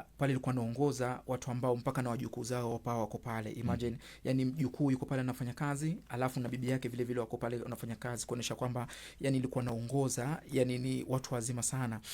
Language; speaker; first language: Swahili; native; Swahili